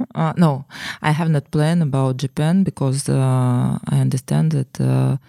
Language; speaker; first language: English; non-native, learner; Russian